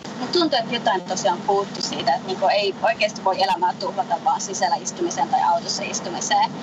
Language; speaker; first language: Finnish; native; Finnish